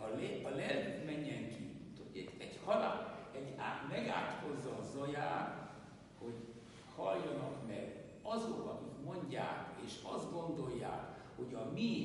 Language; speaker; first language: Hungarian; non-native, local second language; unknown